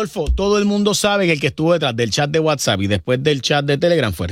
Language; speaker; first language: Spanish; native; Spanish